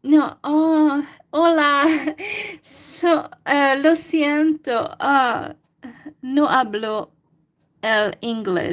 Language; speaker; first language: Spanish; non-native, learner; Hungarian